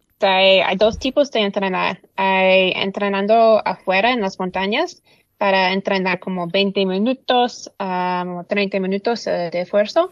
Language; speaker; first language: Spanish; non-native, learner; English